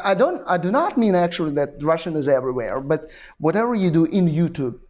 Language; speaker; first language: English; non-native, learner; Kazakh